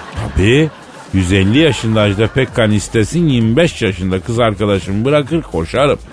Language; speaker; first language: Turkish; non-native, fluent; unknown